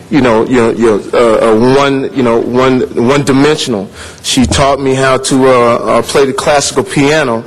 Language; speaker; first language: English; native; English